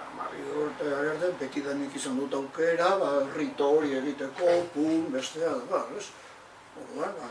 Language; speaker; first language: Basque; native; Basque